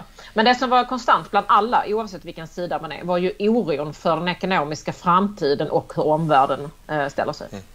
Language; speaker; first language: Swedish; native; Swedish